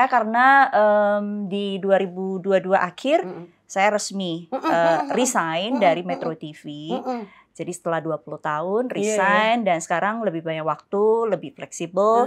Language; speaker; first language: Indonesian; native; Indonesian